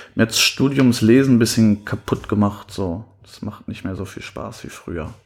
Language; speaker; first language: German; native; German